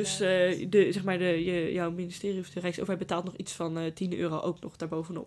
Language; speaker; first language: Dutch; native; Dutch